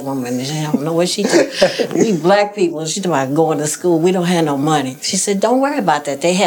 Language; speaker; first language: English; native; English